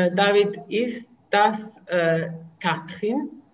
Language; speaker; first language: German; non-native, learner; Serbian